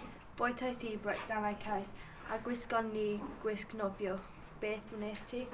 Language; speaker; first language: Welsh; non-native, learner; English